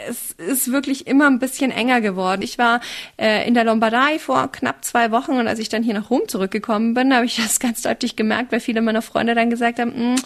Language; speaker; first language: German; native; German